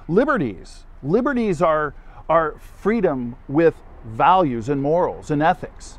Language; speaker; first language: English; native; English